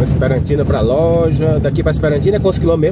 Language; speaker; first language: Portuguese; native; Portuguese